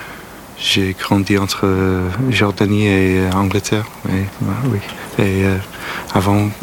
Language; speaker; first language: French; non-native, learner; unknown